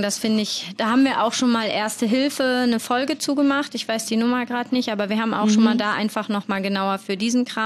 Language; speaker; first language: German; native; German